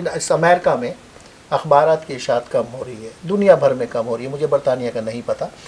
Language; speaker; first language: Urdu; native; Urdu